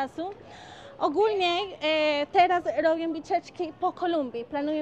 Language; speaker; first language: Polish; non-native, learner; Spanish